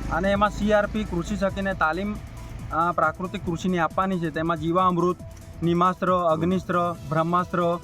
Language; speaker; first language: Gujarati; non-native, local second language; Bhili